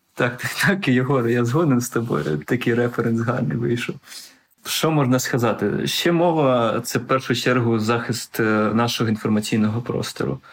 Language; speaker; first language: Ukrainian; non-native, local second language; Russian